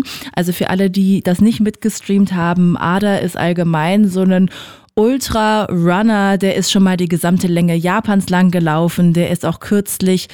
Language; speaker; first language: German; native; German